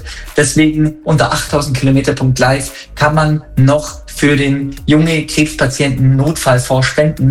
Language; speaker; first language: German; native; German